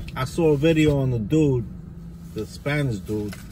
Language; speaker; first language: English; native; English